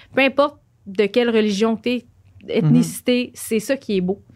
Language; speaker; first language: French; native; French